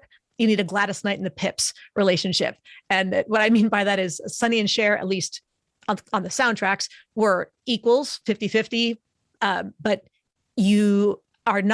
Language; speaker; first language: English; native; English